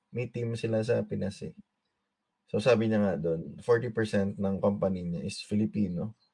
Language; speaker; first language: Filipino; native; Filipino